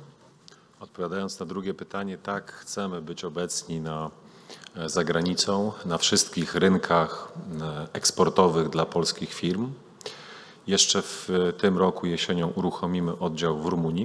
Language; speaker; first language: Polish; native; Polish